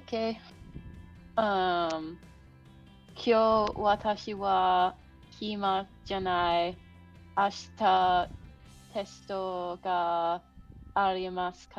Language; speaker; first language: Japanese; non-native, learner; English